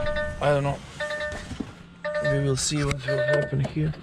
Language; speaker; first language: English; non-native, learner; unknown